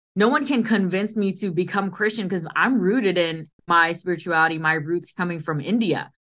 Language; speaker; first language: English; early bilingual, other home language; Hindi